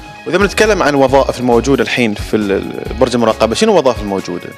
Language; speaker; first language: Arabic; native; Arabic